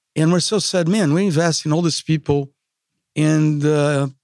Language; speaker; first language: English; non-native, fluent; Portuguese